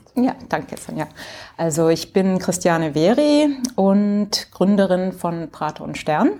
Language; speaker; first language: German; early bilingual, heritage; English